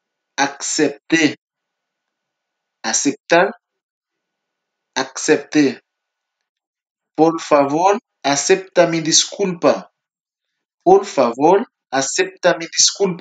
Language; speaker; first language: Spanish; non-native, learner; Haitian Creole